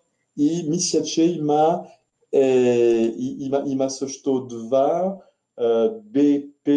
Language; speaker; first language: Bulgarian; non-native, learner; French